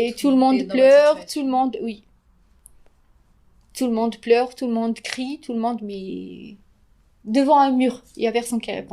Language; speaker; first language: French; non-native, fluent; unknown